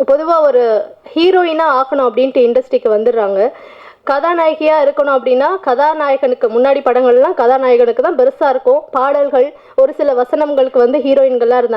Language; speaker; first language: Tamil; native; Tamil